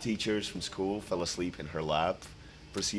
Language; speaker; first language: English; non-native, fluent; Croatian